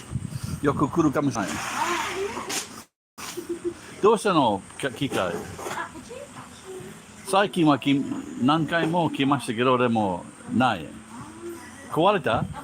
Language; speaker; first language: Japanese; non-native, learner; English